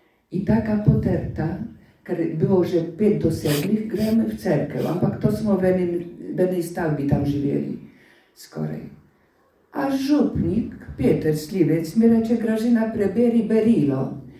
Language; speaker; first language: Polish; native; Polish